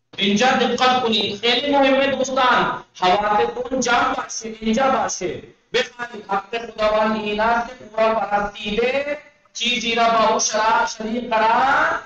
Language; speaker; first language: Persian; non-native, fluent; Urdu